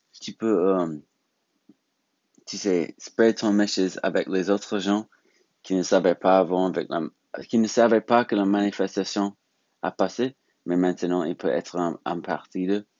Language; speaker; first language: French; non-native, learner; English